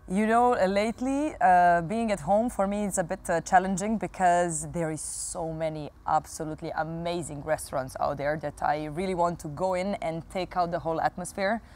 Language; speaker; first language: English; non-native, fluent; Serbian